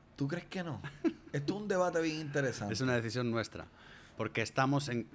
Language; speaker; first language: Spanish; native; Spanish